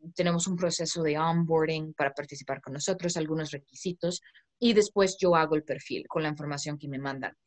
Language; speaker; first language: Spanish; non-native, fluent; English